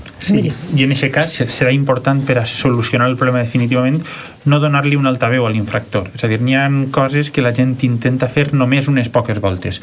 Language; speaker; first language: Catalan; native; Catalan